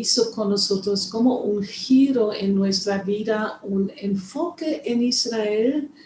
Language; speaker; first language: Spanish; non-native, fluent; German